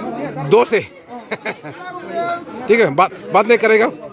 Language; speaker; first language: Hindi; non-native, local second language; Rongmei Naga